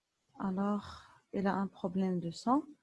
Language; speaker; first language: French; non-native, local second language; Arabic